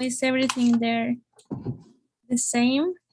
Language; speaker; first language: English; non-native, fluent; Spanish